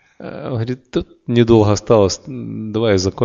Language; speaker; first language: Russian; native; Russian